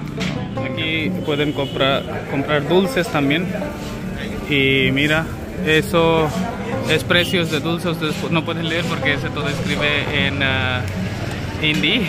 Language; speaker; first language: Spanish; non-native, learner; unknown